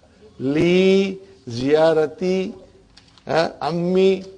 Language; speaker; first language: Arabic; non-native, fluent; Urdu